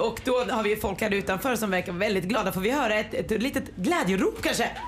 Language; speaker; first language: Swedish; native; Swedish